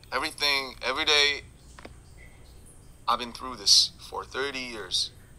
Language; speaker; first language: English; non-native, fluent; Korean